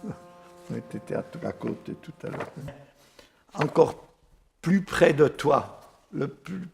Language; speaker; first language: French; non-native, fluent; Swiss German